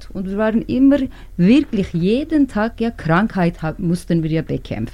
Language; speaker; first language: German; non-native, learner; Turkish